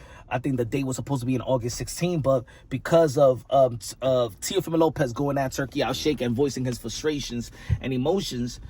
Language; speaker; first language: English; native; English